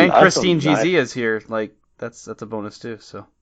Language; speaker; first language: English; native; English